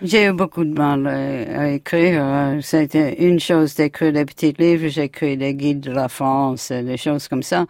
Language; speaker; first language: French; non-native, fluent; English